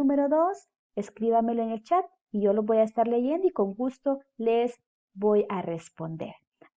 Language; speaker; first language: Spanish; native; Spanish